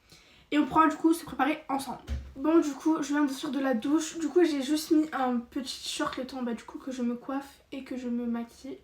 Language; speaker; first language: French; native; French